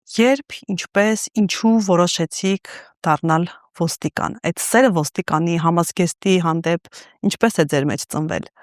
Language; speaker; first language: Armenian; native; Armenian